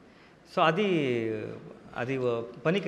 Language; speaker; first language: Telugu; non-native, local second language; Kannada